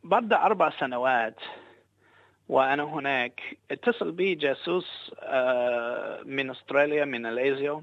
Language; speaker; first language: Arabic; non-native, fluent; English